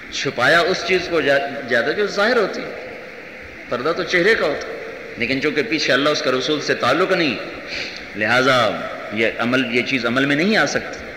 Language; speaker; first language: Urdu; non-native, local second language; Punjabi